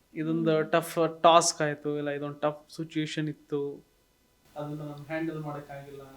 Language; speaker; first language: Kannada; native; Kannada